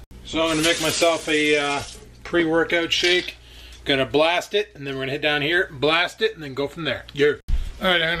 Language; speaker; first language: English; native; English